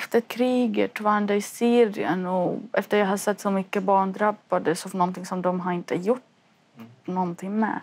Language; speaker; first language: Swedish; non-native, fluent; Arabic